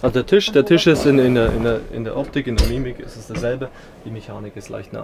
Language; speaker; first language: German; native; German